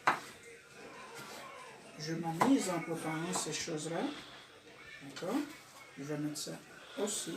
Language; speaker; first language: French; non-native, local second language; Haitian Creole